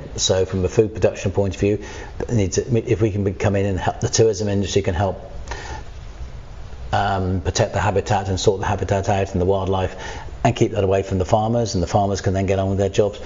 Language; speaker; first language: English; native; English